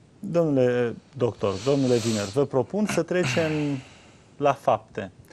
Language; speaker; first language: Romanian; native; Romanian